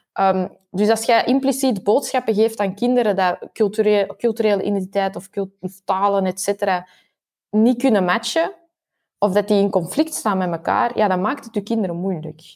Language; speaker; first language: Dutch; native; Dutch